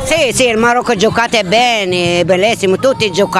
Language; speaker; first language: Italian; non-native, learner; Arabic